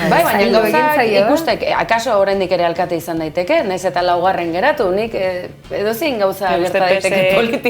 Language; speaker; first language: Basque; native; Basque